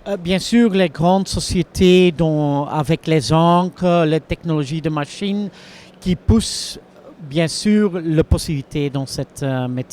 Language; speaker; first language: French; non-native, local second language; Dutch